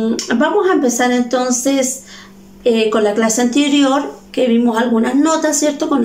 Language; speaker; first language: Spanish; native; Spanish